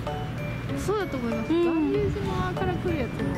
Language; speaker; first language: Japanese; native; Japanese